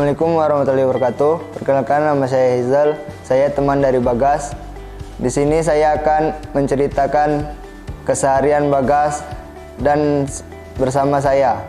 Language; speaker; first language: Indonesian; native; Indonesian